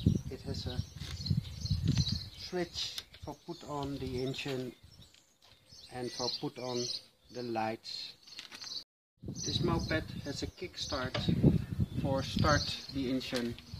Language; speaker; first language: English; non-native, learner; Dutch